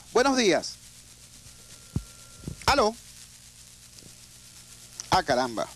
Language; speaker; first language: Spanish; native; Spanish